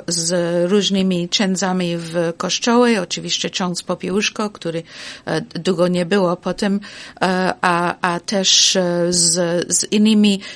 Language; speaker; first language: Polish; non-native, fluent; English